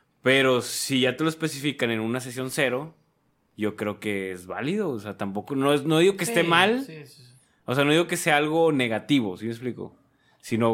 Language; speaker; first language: Spanish; native; Spanish